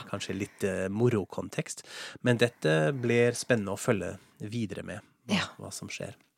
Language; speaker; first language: Norwegian; non-native, fluent; German